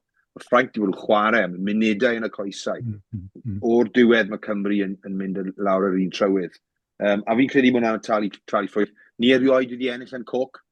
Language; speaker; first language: Welsh; native; Welsh